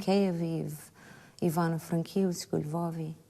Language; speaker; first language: Ukrainian; early bilingual, heritage; Ukrainian